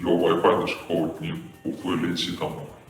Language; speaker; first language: Chinese; non-native, learner; Ukrainian